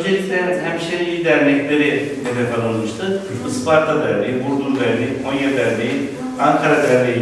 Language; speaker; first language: Turkish; native; Turkish